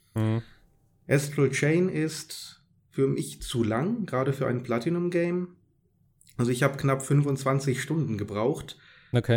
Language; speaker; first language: German; native; German